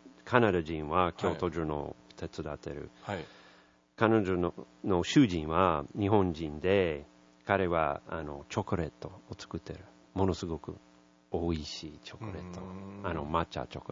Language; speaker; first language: Japanese; non-native, learner; English